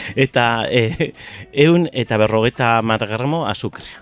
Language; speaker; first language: Basque; non-native, local second language; Spanish